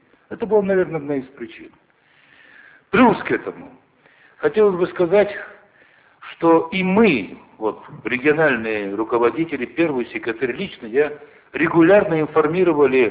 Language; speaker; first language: Russian; non-native, local second language; Ossetic